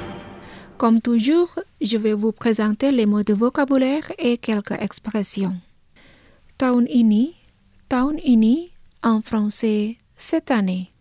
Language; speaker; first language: French; non-native, fluent; Indonesian